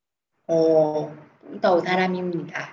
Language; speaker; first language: Korean; non-native, fluent; Vietnamese